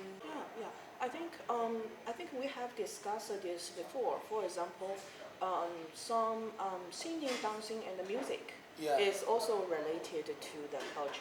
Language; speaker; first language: English; non-native, fluent; Chinese